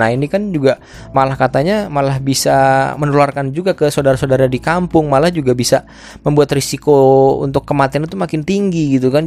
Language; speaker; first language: Indonesian; native; Indonesian